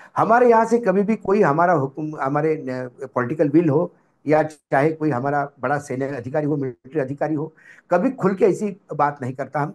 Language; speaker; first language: Hindi; non-native, local second language; Marathi